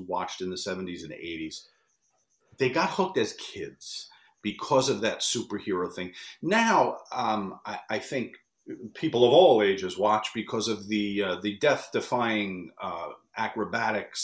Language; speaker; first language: English; native; English